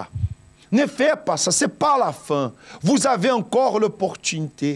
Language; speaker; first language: French; non-native, fluent; Portuguese